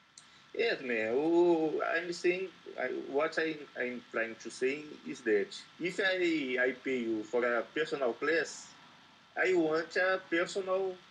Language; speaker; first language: English; non-native, learner; Portuguese